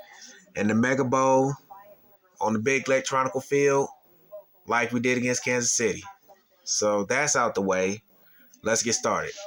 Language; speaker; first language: English; native; English